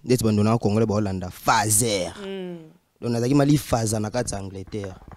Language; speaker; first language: French; non-native, local second language; Lingala